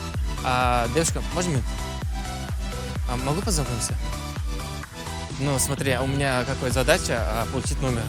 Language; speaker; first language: Russian; non-native, learner; Turkmen